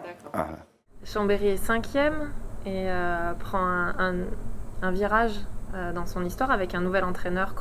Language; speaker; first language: French; native; French